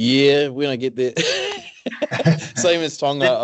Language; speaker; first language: English; native; English